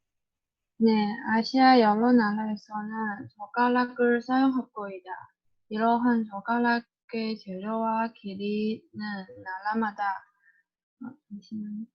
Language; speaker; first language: Korean; non-native, learner; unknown